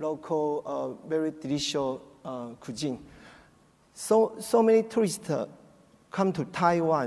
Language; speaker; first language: English; non-native, learner; Chinese